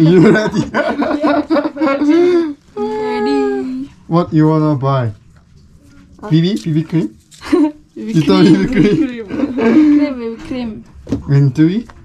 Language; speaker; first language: English; non-native, learner; Korean